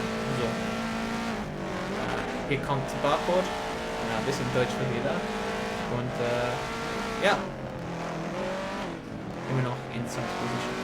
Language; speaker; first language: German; non-native, learner; English